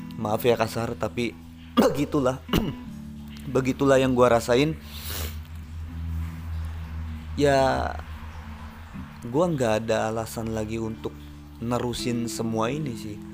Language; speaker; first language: Indonesian; native; Indonesian